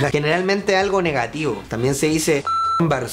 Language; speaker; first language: Spanish; native; Spanish